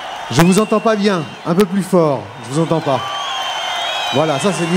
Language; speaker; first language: French; native; French